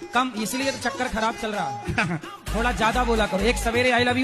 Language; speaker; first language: Hindi; native; Hindi